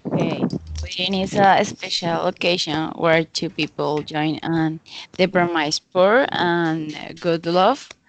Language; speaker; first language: English; non-native, learner; Spanish